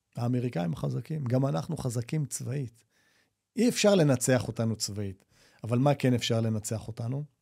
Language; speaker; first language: Hebrew; native; Hebrew